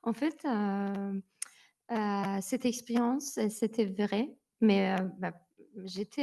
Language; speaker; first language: French; non-native, learner; Persian